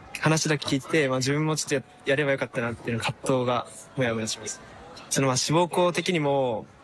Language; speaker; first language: Japanese; native; Japanese